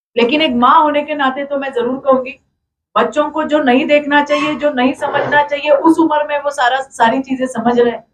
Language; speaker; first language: Hindi; non-native, local second language; Marathi